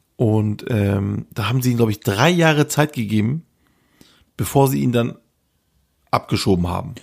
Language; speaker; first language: German; early bilingual, other home language; Turkish